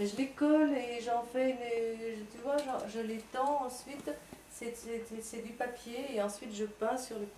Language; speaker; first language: French; native; French